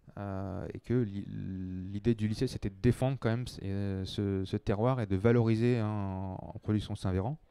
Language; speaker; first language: French; native; French